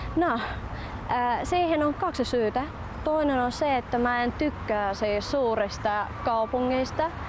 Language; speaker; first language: Finnish; non-native, fluent; Russian